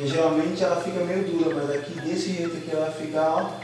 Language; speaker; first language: Portuguese; native; Portuguese